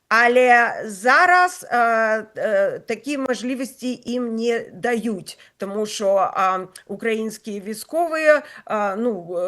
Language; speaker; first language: Ukrainian; non-native, local second language; Russian